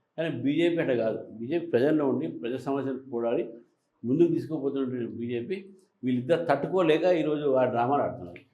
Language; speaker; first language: Telugu; native; Telugu